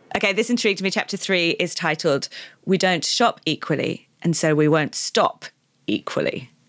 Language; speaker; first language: English; native; English